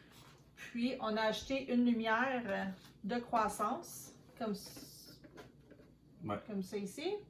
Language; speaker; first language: French; native; French